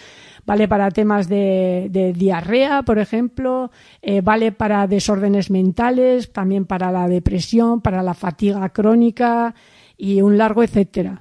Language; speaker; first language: Spanish; native; Spanish